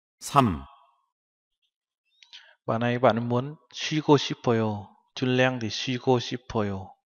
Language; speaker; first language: Korean; non-native, learner; Vietnamese